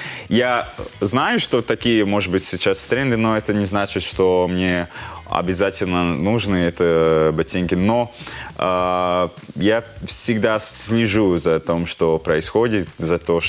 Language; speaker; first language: Russian; non-native, local second language; Latvian